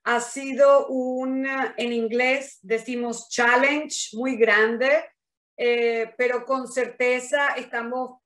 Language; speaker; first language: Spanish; non-native, fluent; Portuguese